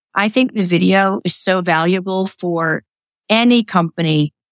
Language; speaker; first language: English; native; English